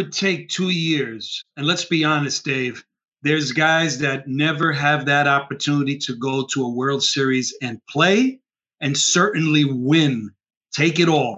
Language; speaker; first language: English; native; English